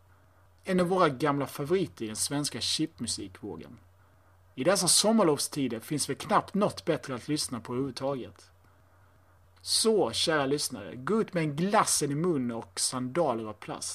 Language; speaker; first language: Swedish; native; Swedish